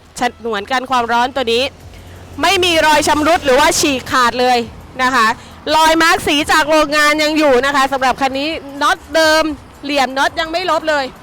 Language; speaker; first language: Thai; native; Thai